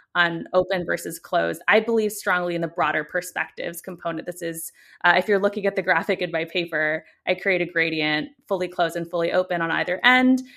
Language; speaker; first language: English; native; English